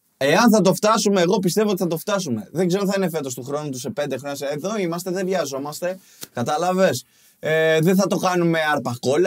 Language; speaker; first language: Greek; early bilingual, other home language; Albanian